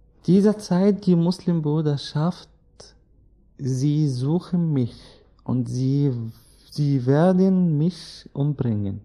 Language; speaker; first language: German; non-native, learner; Arabic